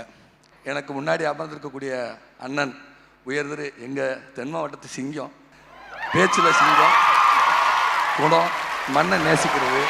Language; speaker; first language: Tamil; native; Tamil